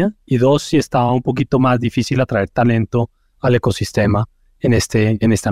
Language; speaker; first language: Spanish; native; Spanish